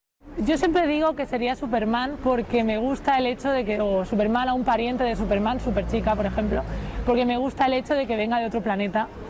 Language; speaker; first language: Spanish; native; Spanish